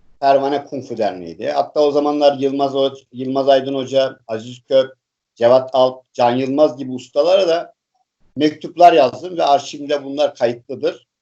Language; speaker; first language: Turkish; native; Turkish